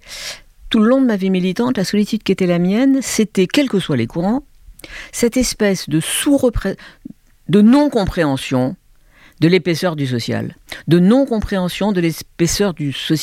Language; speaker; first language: French; native; French